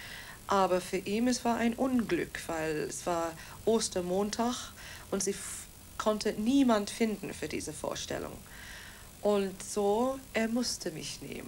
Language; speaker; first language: German; non-native, fluent; Welsh